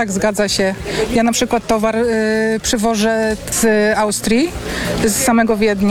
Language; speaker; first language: Polish; native; Polish